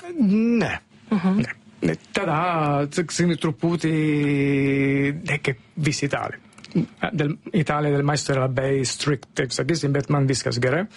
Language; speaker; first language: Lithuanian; non-native, learner; Italian